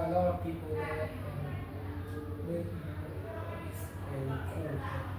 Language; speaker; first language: English; non-native, learner; Vietnamese